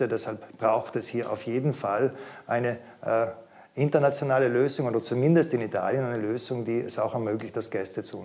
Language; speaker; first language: German; native; German